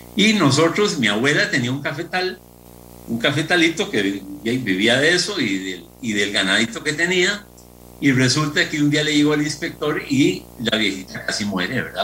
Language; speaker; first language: Spanish; native; Spanish